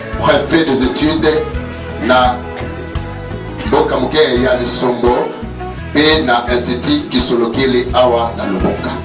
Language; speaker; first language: Lingala; native; Lingala